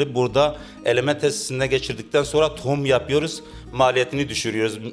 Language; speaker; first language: Turkish; native; Turkish